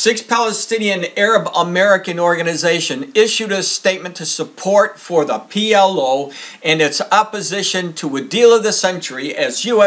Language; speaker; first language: English; native; English